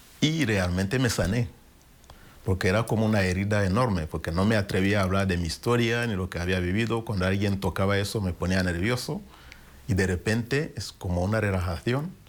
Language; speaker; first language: Spanish; non-native, fluent; Kinyarwanda